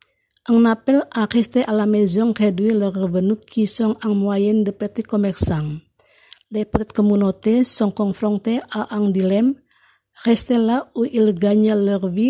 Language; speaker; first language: French; non-native, fluent; Indonesian